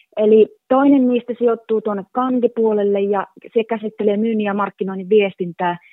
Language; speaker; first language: Finnish; native; Finnish